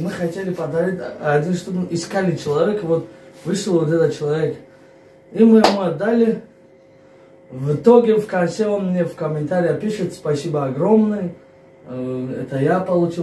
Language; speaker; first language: Russian; non-native, fluent; Tajik